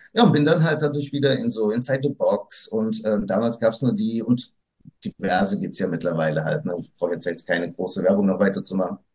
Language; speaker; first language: German; early bilingual, other home language; Portuguese